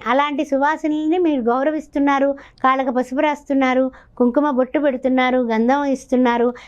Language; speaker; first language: Telugu; native; Telugu